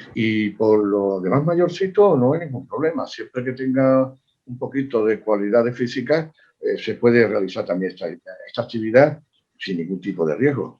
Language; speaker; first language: Spanish; native; Spanish